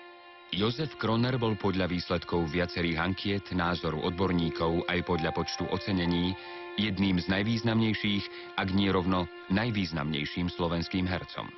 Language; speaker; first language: Slovak; native; Slovak